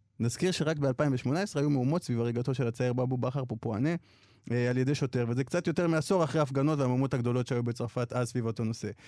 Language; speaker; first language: Hebrew; early bilingual, other home language; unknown